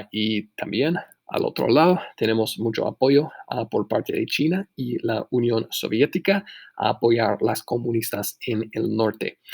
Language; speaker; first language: Spanish; non-native, fluent; English